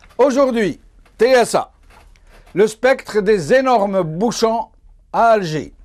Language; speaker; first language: French; non-native, local second language; Arabic